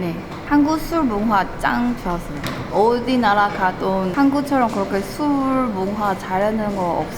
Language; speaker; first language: Korean; non-native, fluent; Chinese